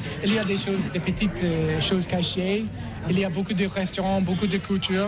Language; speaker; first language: French; non-native, fluent; English